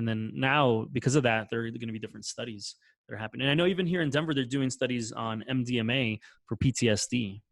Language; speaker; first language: English; native; English